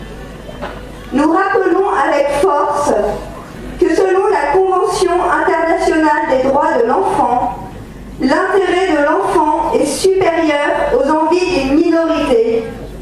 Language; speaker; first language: French; native; French